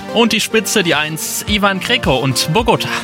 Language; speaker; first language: German; native; German